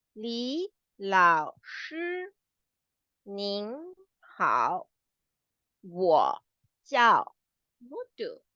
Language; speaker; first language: Chinese; non-native, fluent; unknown